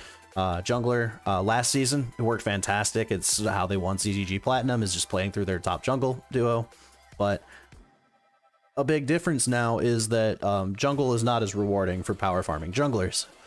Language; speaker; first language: English; native; English